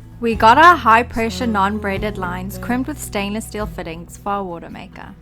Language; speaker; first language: English; native; English